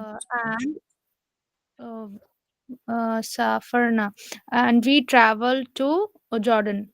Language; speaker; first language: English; non-native, learner; Urdu